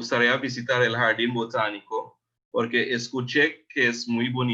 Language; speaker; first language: Spanish; non-native, fluent; English